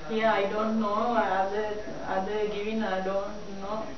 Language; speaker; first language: English; non-native, learner; Sinhala